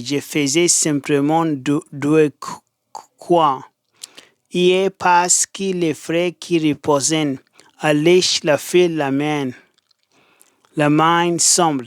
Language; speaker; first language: French; non-native, learner; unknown